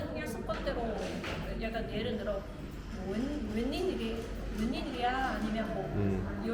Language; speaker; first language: Korean; non-native, fluent; Vietnamese